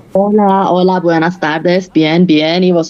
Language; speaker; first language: Spanish; non-native, fluent; Persian